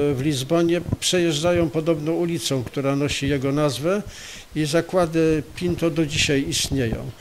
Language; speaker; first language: Polish; native; Polish